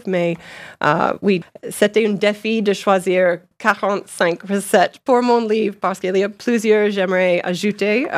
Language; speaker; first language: French; non-native, learner; English